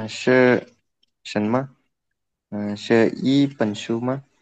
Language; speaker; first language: Chinese; non-native, learner; Indonesian